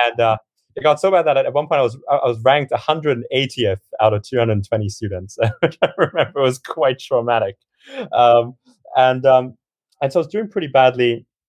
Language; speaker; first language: English; non-native, local second language; Cantonese